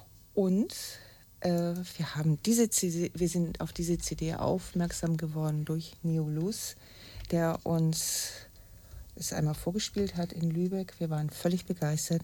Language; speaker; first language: German; native; German